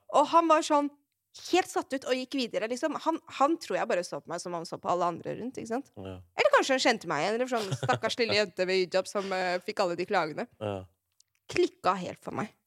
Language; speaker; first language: Norwegian; early bilingual, other home language; Arabic